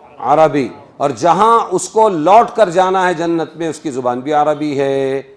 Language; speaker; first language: Urdu; native; Urdu